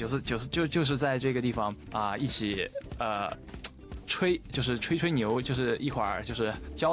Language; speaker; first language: Chinese; native; Chinese